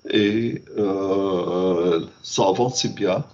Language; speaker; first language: French; non-native, fluent; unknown